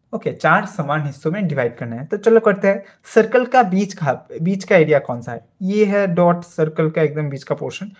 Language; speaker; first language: Hindi; non-native, local second language; Bangla